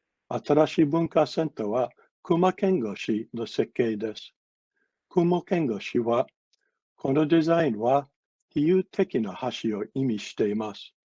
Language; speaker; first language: Japanese; non-native, fluent; English